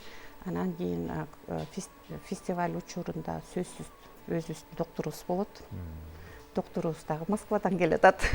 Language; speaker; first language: Kyrgyz; native; Kyrgyz